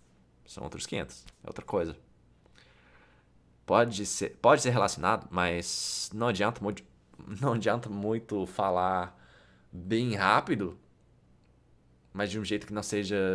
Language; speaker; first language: Portuguese; non-native, fluent; English